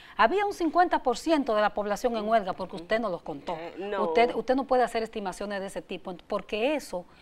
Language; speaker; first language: Spanish; native; Spanish